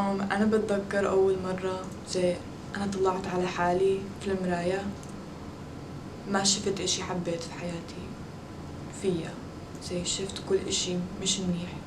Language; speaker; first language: Arabic; early bilingual, heritage; Arabic